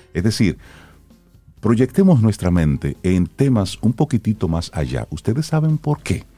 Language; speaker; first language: Spanish; native; Spanish